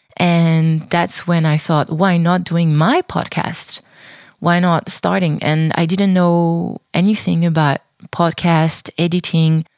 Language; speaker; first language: English; non-native, fluent; French